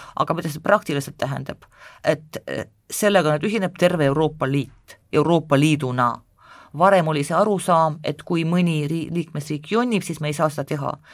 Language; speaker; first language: Estonian; non-native, local second language; Russian